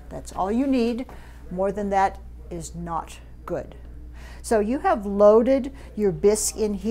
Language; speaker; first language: English; native; English